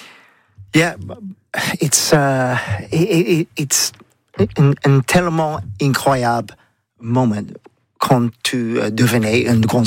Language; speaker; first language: French; non-native, learner; English